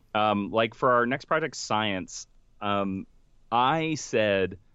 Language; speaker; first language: English; native; English